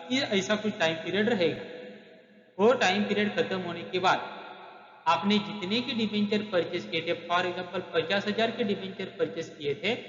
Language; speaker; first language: Hindi; non-native, local second language; Marathi